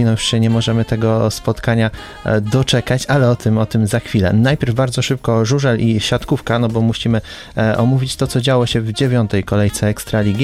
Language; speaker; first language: Polish; native; Polish